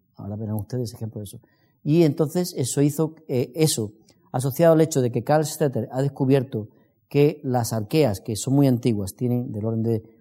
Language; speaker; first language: Spanish; native; Spanish